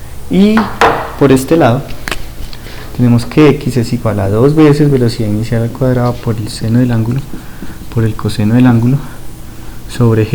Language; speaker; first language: Spanish; native; Spanish